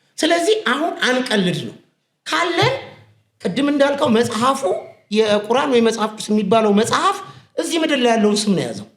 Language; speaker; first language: Amharic; native; Amharic